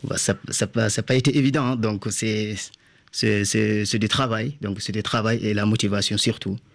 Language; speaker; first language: French; non-native, local second language; Wolof